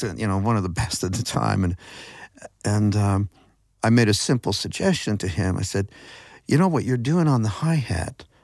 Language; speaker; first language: English; native; English